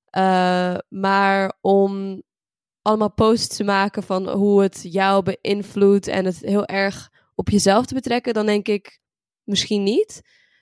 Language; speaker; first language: Dutch; native; Dutch